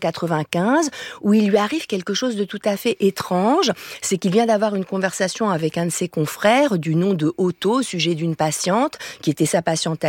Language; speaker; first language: French; native; French